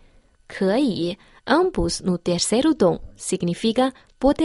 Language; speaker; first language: Portuguese; non-native, fluent; Chinese